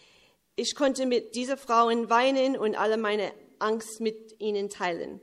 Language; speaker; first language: German; early bilingual, heritage; English